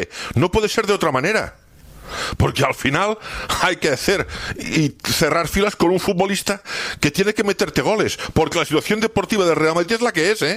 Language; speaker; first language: Spanish; native; Spanish